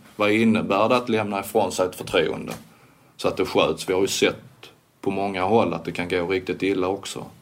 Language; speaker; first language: Swedish; native; Swedish